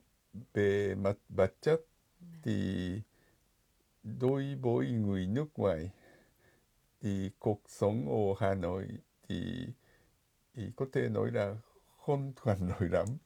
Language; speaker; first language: Vietnamese; non-native, fluent; Japanese